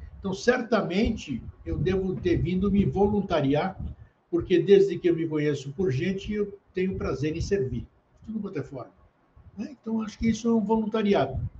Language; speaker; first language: Portuguese; early bilingual, other home language; Greek